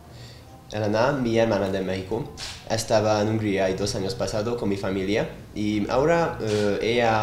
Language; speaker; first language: Spanish; non-native, learner; Hungarian